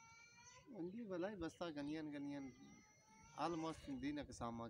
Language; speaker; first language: Filipino; non-native, learner; Punjabi